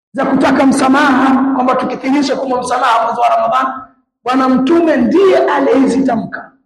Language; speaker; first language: Swahili; native; Swahili